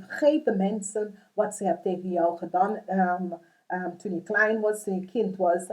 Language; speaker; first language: Dutch; non-native, fluent; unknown